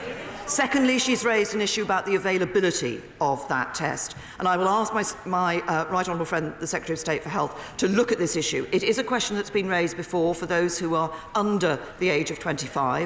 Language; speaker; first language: English; native; English